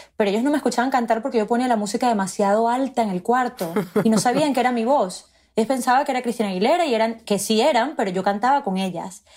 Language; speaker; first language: Spanish; native; Spanish